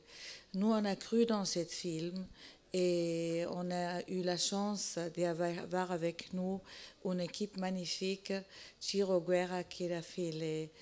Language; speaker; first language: French; non-native, fluent; Italian